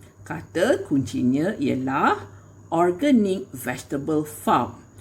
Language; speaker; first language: Malay; native; Malay